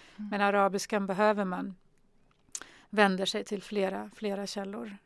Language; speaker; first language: Swedish; early bilingual, other home language; Arabic